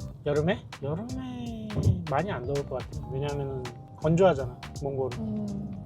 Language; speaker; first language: Korean; native; Korean